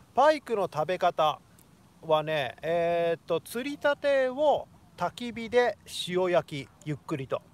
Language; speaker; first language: Japanese; native; Japanese